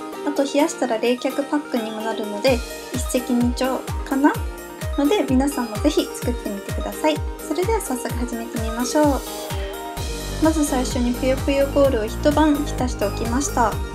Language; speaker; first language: Japanese; native; Japanese